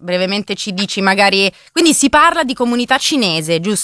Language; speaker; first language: Italian; native; Italian